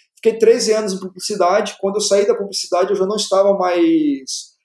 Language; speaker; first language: Portuguese; native; Portuguese